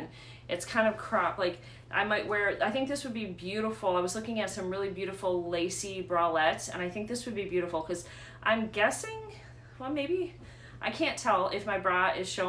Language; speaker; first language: English; native; English